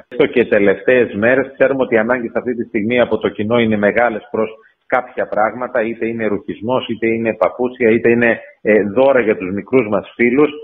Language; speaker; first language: Greek; native; Greek